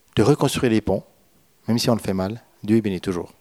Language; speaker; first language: French; native; French